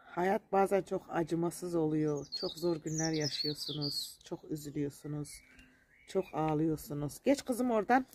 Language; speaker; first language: Turkish; native; Turkish